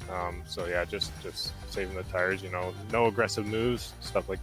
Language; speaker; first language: English; native; English